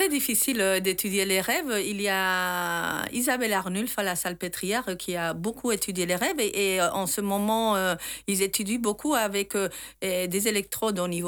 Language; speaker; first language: French; non-native, fluent; Spanish